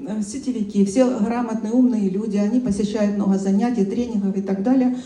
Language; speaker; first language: Russian; native; Russian